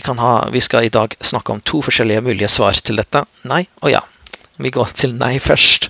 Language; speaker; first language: Norwegian; non-native, fluent; English